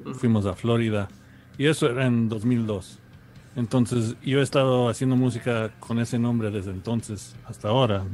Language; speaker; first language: Spanish; early bilingual, heritage; Spanish